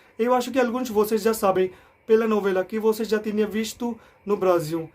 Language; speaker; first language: Portuguese; non-native, learner; Hindi